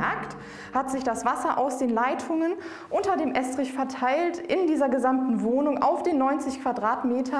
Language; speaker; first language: German; native; German